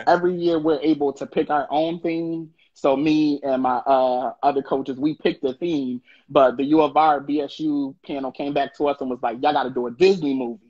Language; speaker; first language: English; native; English